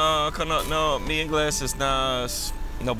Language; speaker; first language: Spanish; non-native, learner; English